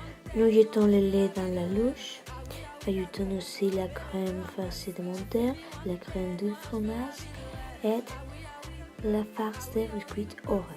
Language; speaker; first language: French; non-native, learner; Spanish